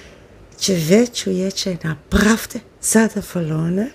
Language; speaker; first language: Polish; non-native, learner; Dutch